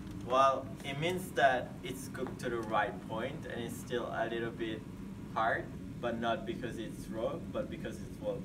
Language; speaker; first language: English; non-native, fluent; Italian